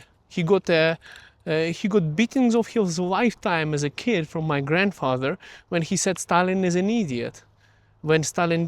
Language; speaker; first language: English; early bilingual, other home language; Russian